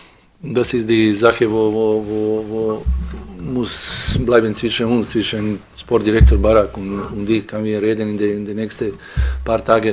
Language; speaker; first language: German; non-native, fluent; Serbian